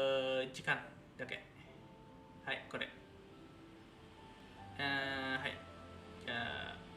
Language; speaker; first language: Japanese; non-native, learner; Indonesian